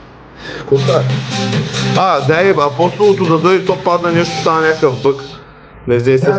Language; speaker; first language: Bulgarian; native; Bulgarian